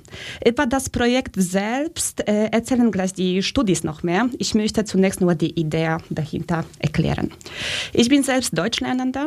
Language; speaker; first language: German; early bilingual, other home language; Polish